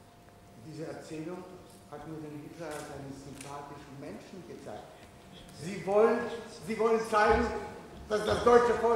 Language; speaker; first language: German; non-native, fluent; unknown